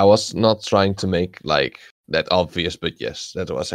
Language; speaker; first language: English; non-native, fluent; Dutch